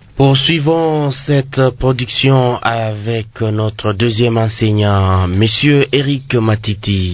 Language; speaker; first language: French; non-native, local second language; Swahili